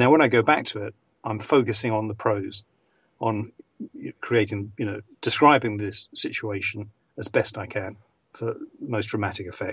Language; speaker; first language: English; native; English